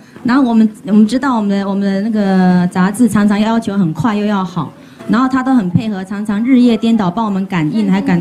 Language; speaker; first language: Chinese; native; Chinese